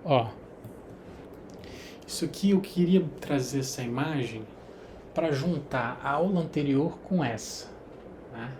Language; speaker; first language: Portuguese; native; Portuguese